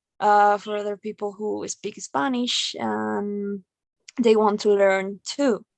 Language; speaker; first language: English; non-native, learner; Spanish